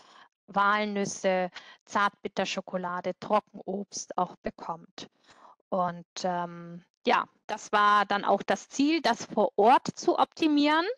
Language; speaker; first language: German; native; German